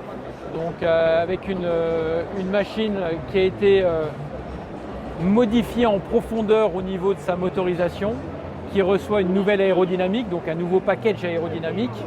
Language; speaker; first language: French; native; French